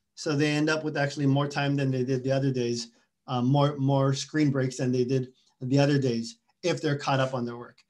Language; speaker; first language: English; early bilingual, other home language; Spanish